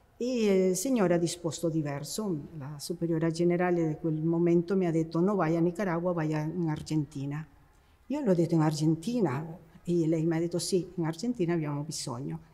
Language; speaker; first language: Italian; non-native, fluent; Spanish